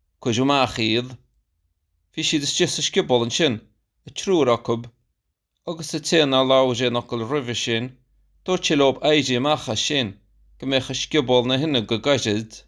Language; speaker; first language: Irish; native; Irish